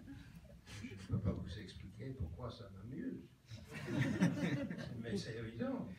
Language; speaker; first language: French; non-native, fluent; English